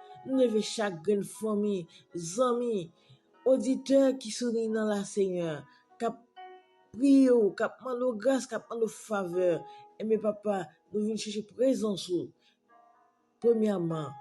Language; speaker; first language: French; non-native, local second language; Haitian Creole